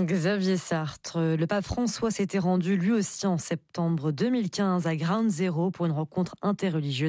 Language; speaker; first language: French; native; French